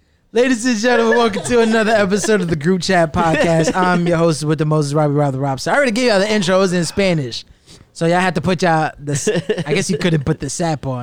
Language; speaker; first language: English; native; English